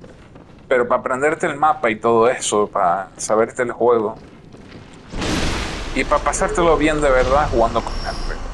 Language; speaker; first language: Spanish; native; Spanish